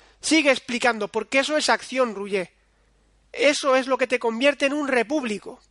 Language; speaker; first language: Spanish; native; Spanish